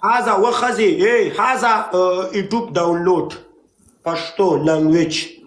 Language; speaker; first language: Arabic; non-native, learner; Pashto